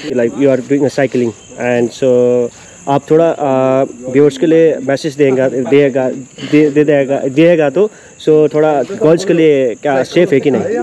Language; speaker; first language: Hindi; non-native, learner; Nepali